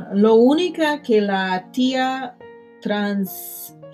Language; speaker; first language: Spanish; non-native, fluent; English